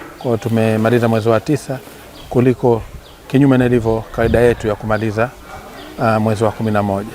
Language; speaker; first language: Swahili; native; Swahili